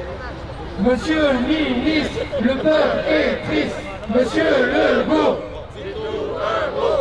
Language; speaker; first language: French; native; French